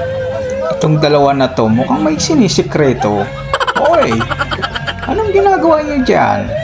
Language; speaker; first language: Filipino; native; Filipino